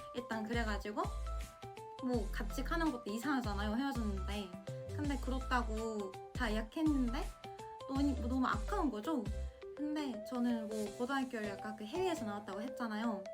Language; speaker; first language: Korean; non-native, fluent; Japanese